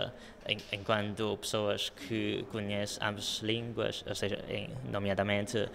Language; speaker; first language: Portuguese; non-native, local second language; Chinese